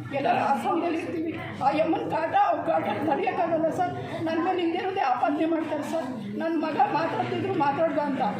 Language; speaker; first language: Kannada; native; Kannada